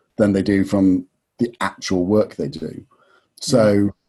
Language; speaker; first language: English; native; English